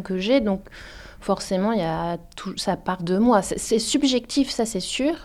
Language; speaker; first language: French; native; French